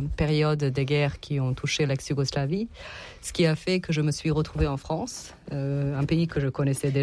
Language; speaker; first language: French; non-native, fluent; Serbian